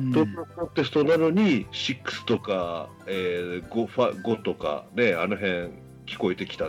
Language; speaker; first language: Japanese; native; Japanese